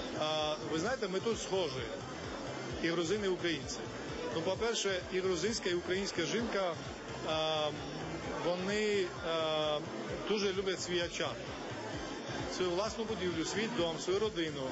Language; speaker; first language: Ukrainian; non-native, fluent; Georgian